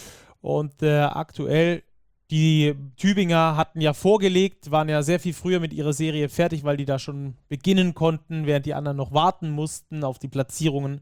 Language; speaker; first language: German; native; German